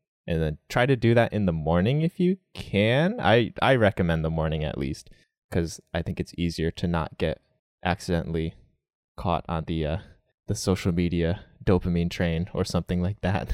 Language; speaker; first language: English; native; English